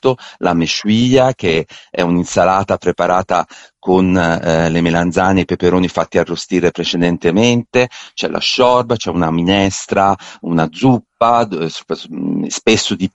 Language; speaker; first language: Italian; native; Italian